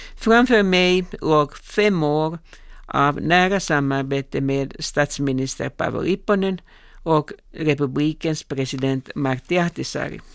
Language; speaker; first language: Swedish; non-native, local second language; Finnish